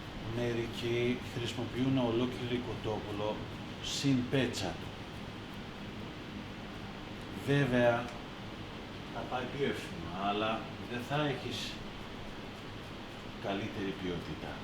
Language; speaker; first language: Greek; non-native, learner; Persian